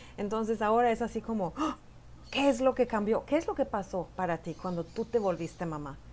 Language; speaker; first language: Spanish; non-native, fluent; Swedish